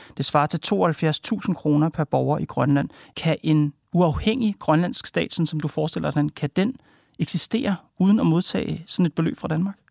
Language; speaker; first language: Danish; native; Danish